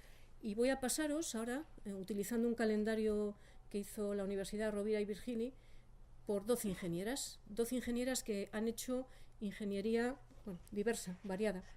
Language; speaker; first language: Spanish; native; Spanish